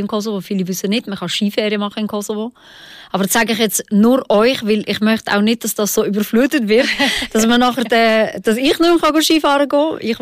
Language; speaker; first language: German; early bilingual, other home language; Albanian